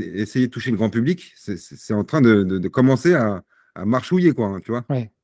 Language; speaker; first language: French; native; French